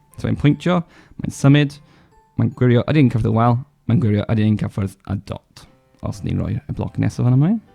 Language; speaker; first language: Welsh; non-native, local second language; English